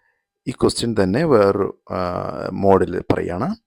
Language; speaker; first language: Malayalam; native; Malayalam